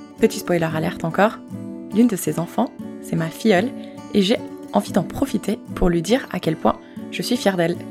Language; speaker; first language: French; native; French